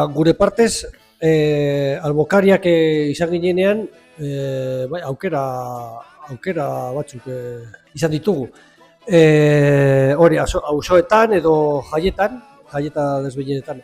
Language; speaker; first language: Basque; non-native, local second language; Spanish